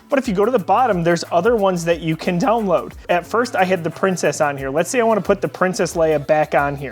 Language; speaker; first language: English; native; English